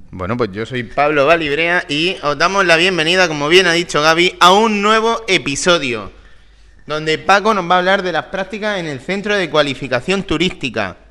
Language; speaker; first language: Spanish; native; Spanish